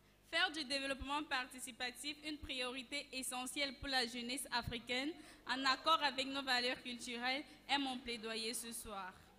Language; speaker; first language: French; non-native, local second language; Sango